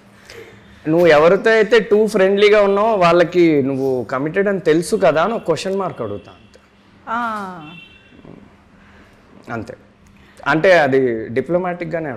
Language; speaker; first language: Telugu; native; Telugu